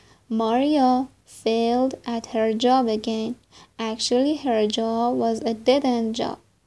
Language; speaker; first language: English; non-native, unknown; Persian